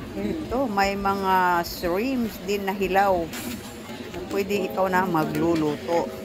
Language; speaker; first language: Filipino; non-native, local second language; Cebuano